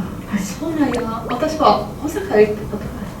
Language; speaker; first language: Japanese; non-native, learner; Italian